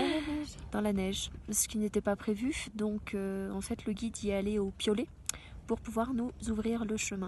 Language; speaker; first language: French; native; French